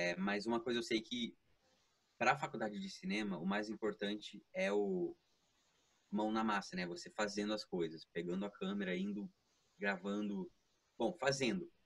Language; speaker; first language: Portuguese; early bilingual, heritage; Portuguese